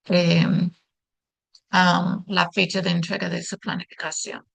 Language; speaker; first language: Spanish; non-native, fluent; English